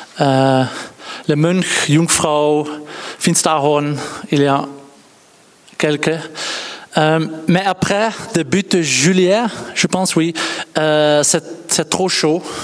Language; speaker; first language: French; non-native, learner; Dutch